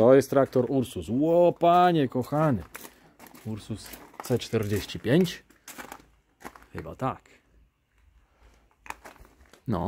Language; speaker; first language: Polish; native; Polish